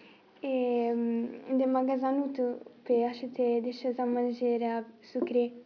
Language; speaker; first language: French; non-native, learner; Italian